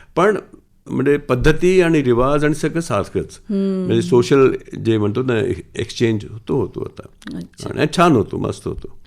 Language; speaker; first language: Marathi; non-native, local second language; Sindhi